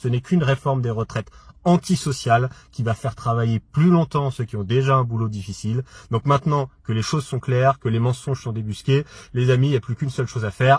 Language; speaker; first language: French; native; French